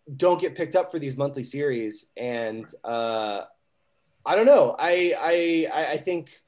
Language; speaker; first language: English; native; English